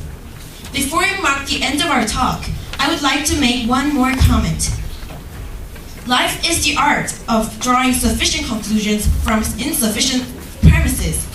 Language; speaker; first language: English; non-native, fluent; Korean